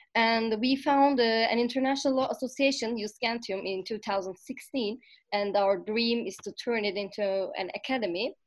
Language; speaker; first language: English; non-native, fluent; Turkish